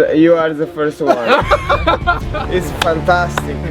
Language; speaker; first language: English; non-native, learner; Italian